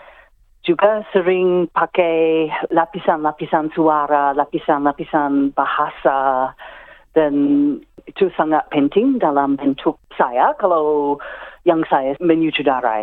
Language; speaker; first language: Indonesian; non-native, fluent; English